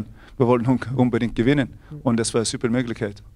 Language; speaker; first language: German; non-native, fluent; English